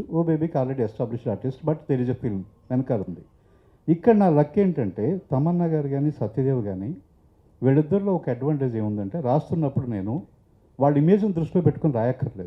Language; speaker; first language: Telugu; native; Telugu